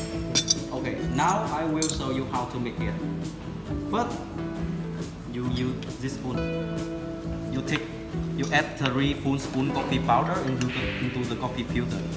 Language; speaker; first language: English; non-native, learner; Vietnamese